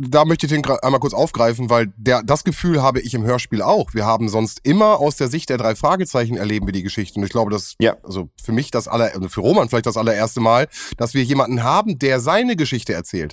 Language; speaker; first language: German; native; German